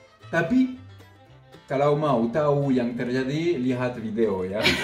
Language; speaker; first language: Indonesian; non-native, fluent; French